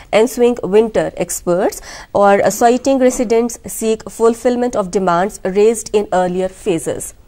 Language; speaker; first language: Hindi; non-native, local second language; Kashmiri